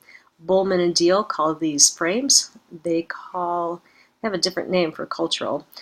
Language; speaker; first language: English; native; English